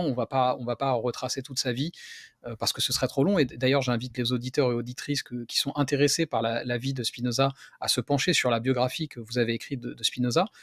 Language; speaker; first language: French; native; French